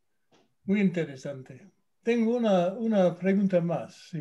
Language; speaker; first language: Spanish; non-native, fluent; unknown